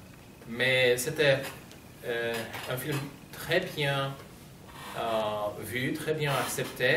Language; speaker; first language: French; non-native, fluent; Polish